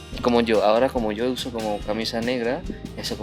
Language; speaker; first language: Spanish; non-native, fluent; Indonesian